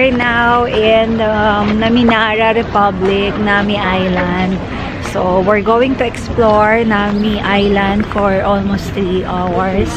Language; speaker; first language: English; non-native, local second language; Filipino